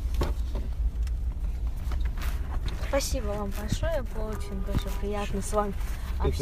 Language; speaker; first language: Russian; non-native, learner; Chinese